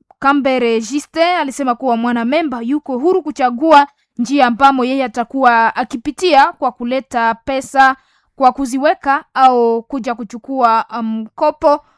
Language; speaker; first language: Swahili; non-native, local second language; Nande